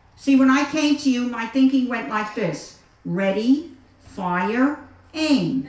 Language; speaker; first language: English; native; English